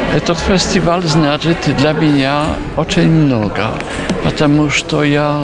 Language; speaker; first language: Russian; non-native, fluent; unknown